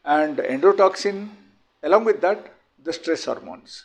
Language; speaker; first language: English; non-native, local second language; Telugu